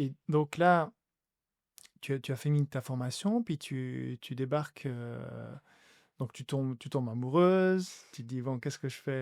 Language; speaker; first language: French; native; French